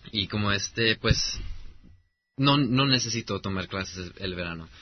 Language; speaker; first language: Spanish; early bilingual, heritage; Spanish